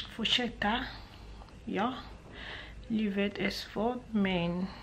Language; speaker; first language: Swedish; non-native, learner; English